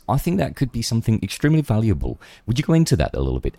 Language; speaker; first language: English; non-native, fluent; Czech